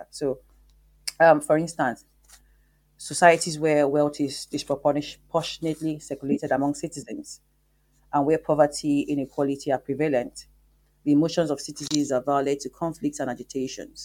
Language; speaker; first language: English; non-native, local second language; Yoruba